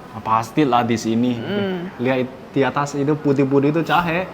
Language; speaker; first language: Indonesian; non-native, learner; Chinese